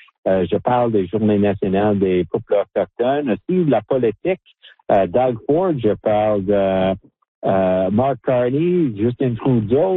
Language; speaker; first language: French; non-native, local second language; English